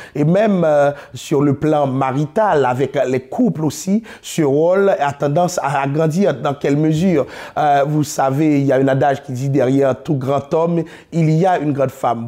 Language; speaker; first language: French; non-native, local second language; Haitian Creole